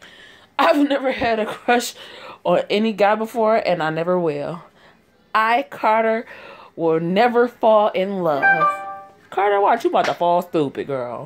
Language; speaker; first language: English; native; English